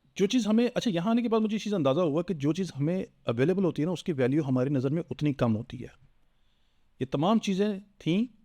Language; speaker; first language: Urdu; native; Urdu